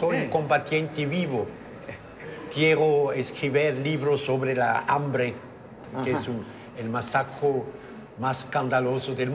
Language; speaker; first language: Spanish; non-native, fluent; German